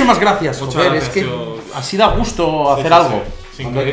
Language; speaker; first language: Spanish; native; Spanish